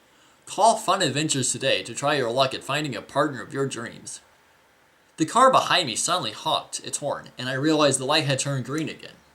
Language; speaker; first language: English; native; English